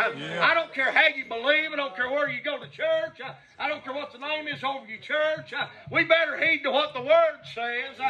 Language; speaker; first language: English; native; English